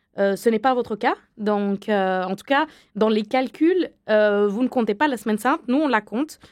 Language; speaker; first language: French; non-native, fluent; Arabic